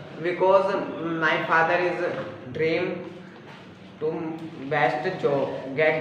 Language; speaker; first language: English; non-native, learner; Hindi